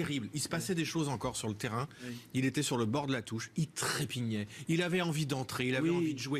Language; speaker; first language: French; native; French